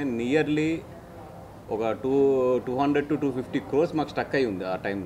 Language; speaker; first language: Telugu; native; Telugu